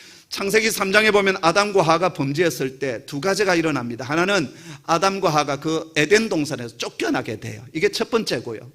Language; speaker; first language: Korean; native; Korean